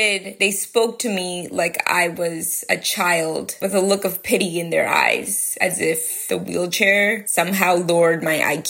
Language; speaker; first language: English; early bilingual, other home language; Gujarati